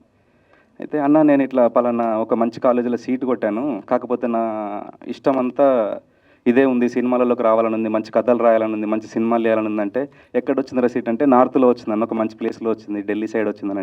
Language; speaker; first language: Telugu; native; Telugu